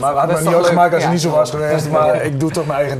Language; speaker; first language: Dutch; native; Dutch